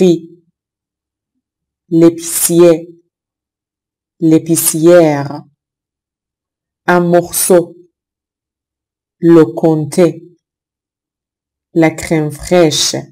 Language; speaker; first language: French; non-native, fluent; Persian